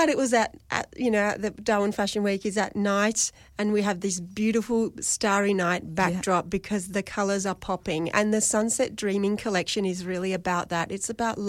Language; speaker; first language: English; native; English